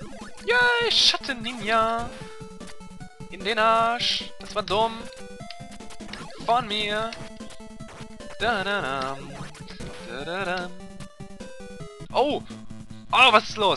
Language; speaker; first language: German; native; German